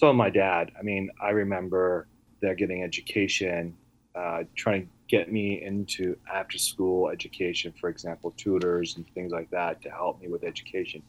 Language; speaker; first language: English; early bilingual, other home language; Italian